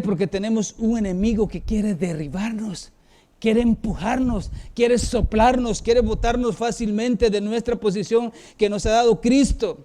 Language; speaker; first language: Spanish; native; Spanish